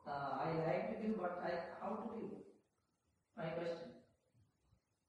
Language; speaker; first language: English; non-native, learner; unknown